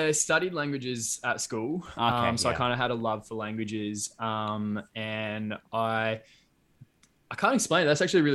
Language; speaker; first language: English; native; English